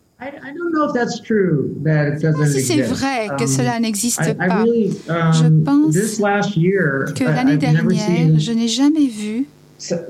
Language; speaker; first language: French; non-native, learner; English